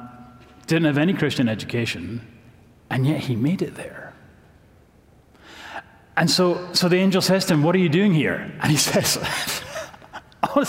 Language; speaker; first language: English; native; English